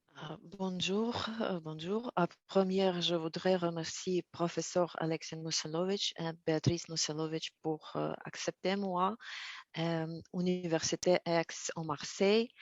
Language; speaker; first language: French; non-native, learner; Russian